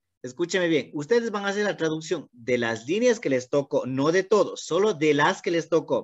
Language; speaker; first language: Spanish; native; Spanish